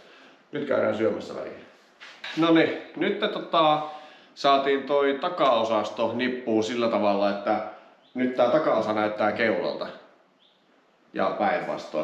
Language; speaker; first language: Finnish; native; Finnish